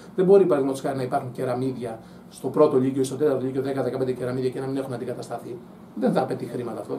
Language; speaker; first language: Greek; native; Greek